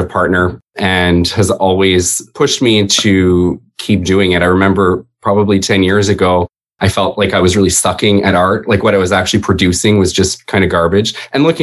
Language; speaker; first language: English; native; English